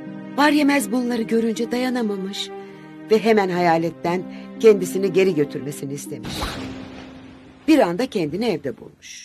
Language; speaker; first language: Turkish; non-native, fluent; Kazakh